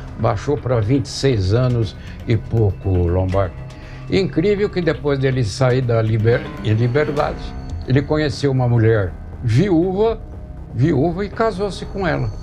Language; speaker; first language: Portuguese; native; Portuguese